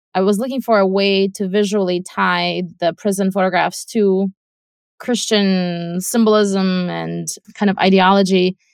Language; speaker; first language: English; non-native, fluent; Russian